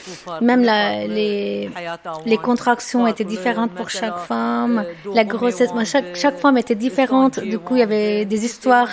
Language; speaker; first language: French; non-native, fluent; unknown